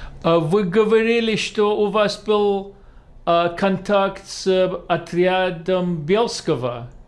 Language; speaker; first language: Russian; non-native, fluent; English